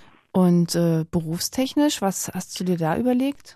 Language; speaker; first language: German; native; German